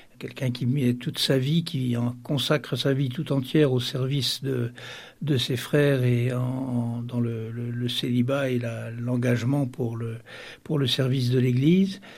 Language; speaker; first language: French; native; French